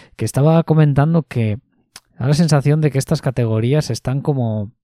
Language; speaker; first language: Spanish; native; Spanish